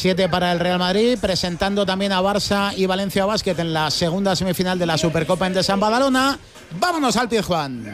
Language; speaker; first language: Spanish; native; Spanish